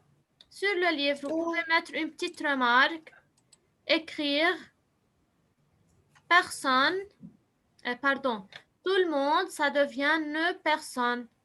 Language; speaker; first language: French; non-native, local second language; Arabic